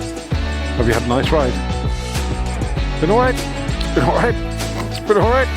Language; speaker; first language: English; native; English